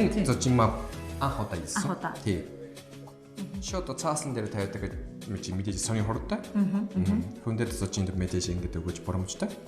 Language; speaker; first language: Mongolian; non-native, fluent; Japanese